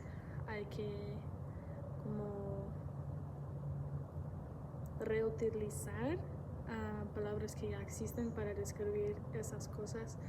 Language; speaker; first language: Spanish; non-native, fluent; English